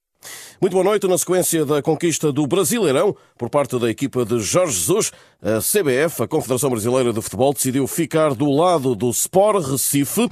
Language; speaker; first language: Portuguese; native; Portuguese